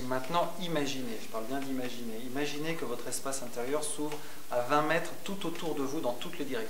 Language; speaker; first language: French; native; French